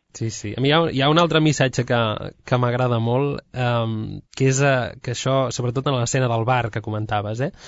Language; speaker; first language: Catalan; native; Catalan